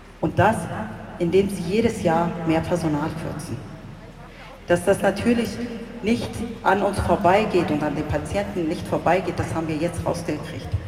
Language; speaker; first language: German; early bilingual, other home language; Turkish